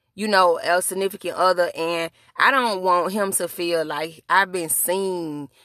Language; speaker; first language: English; native; English